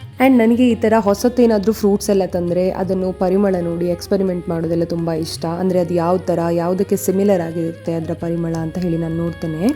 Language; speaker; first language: Kannada; non-native, local second language; Konkani